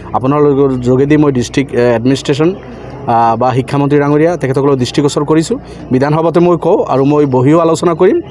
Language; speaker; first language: Assamese; non-native, local second language; Bangla